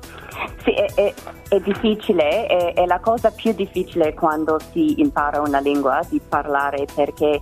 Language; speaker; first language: Italian; non-native, learner; English